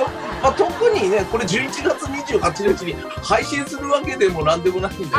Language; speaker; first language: Japanese; native; Japanese